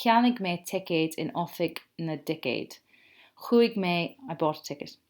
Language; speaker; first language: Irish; non-native, local second language; English